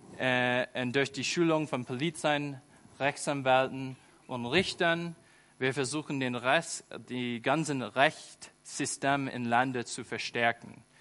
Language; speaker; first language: German; non-native, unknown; English